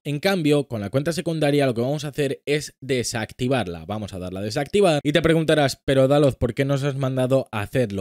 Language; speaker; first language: Spanish; native; Spanish